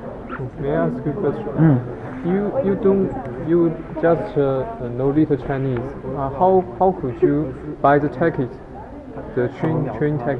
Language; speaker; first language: English; non-native, learner; Chinese